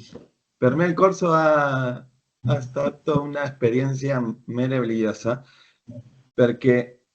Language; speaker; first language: Italian; non-native, learner; Spanish